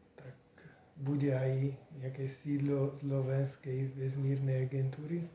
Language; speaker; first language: Slovak; non-native, learner; Italian